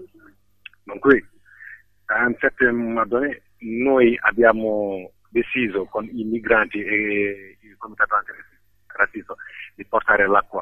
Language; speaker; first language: Italian; non-native, fluent; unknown